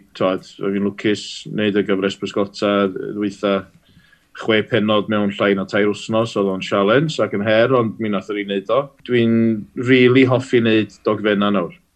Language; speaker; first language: Welsh; native; Welsh